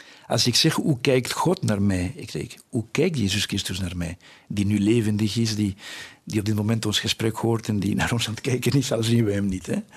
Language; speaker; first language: Dutch; non-native, fluent; Spanish